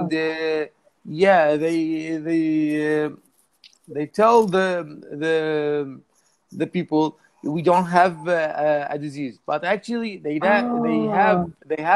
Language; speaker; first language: English; non-native, learner; Arabic